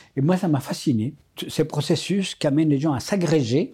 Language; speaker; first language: French; non-native, fluent; Spanish